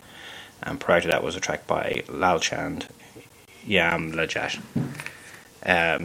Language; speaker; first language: English; native; English